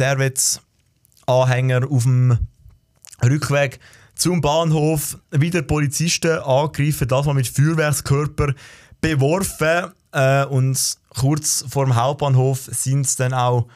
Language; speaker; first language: German; native; German